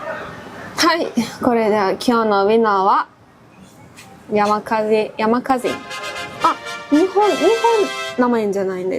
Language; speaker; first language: Japanese; non-native, fluent; Mongolian